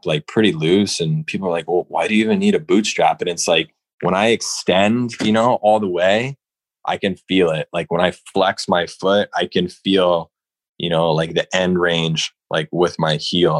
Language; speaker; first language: English; native; English